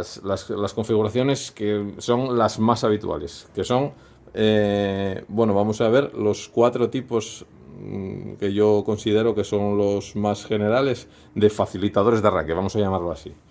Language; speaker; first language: Spanish; native; Spanish